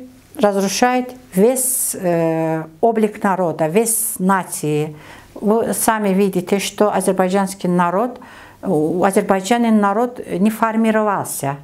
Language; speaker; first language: Russian; non-native, learner; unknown